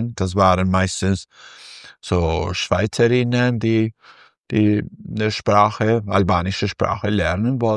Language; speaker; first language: German; non-native, fluent; Albanian